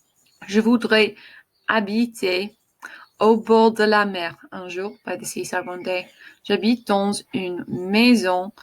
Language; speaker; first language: French; non-native, fluent; English